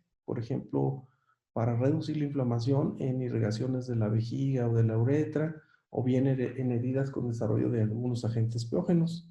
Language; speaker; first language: Spanish; native; Spanish